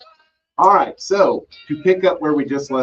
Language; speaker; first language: English; native; English